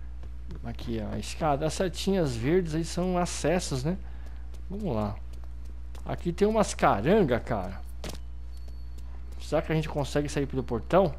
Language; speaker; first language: Portuguese; native; Portuguese